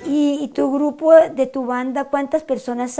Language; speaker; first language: Spanish; native; Spanish